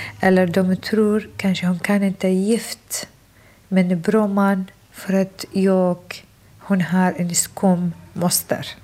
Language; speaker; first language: Swedish; non-native, fluent; Arabic